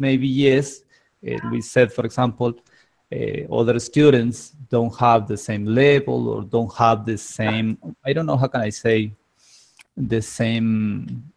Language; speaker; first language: English; non-native, learner; Spanish